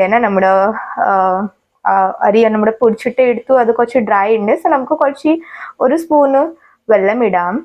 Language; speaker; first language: Malayalam; non-native, learner; Hindi